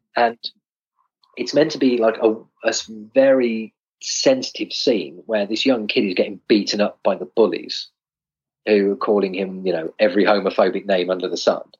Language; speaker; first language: English; native; English